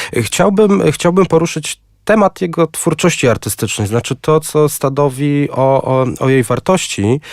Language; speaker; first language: Polish; native; Polish